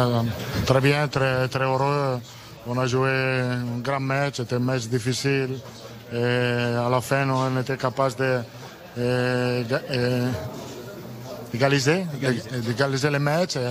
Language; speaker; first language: French; non-native, learner; Italian